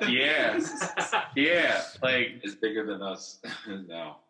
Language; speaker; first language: English; native; English